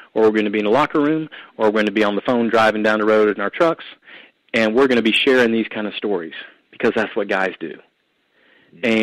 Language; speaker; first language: English; native; English